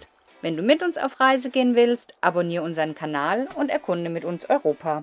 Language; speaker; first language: German; native; German